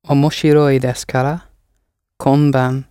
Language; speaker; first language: Japanese; non-native, learner; English